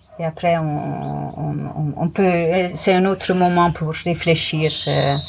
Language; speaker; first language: French; non-native, fluent; English